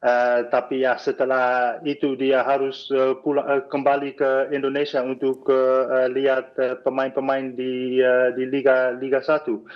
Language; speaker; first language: Indonesian; non-native, fluent; Dutch